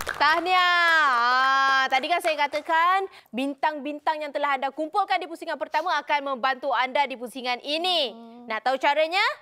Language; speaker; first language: Malay; native; Malay